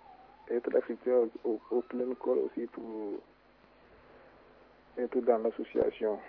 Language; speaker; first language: French; non-native, local second language; Wolof